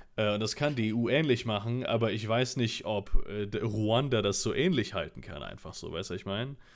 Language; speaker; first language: German; native; German